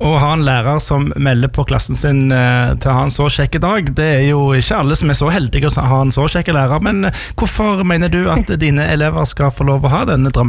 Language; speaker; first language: Norwegian; native; Norwegian